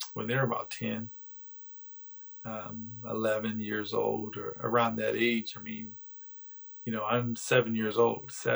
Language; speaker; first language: English; native; English